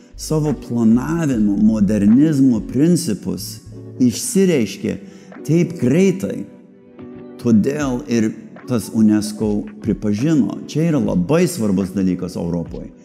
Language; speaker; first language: Lithuanian; early bilingual, heritage; English